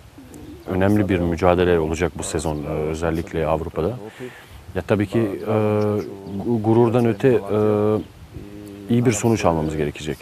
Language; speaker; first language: Turkish; native; Turkish